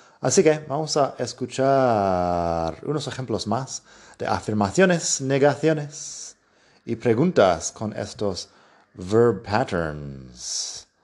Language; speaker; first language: Spanish; non-native, fluent; English